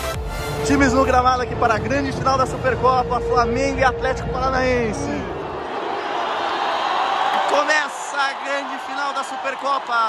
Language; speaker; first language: Portuguese; native; Portuguese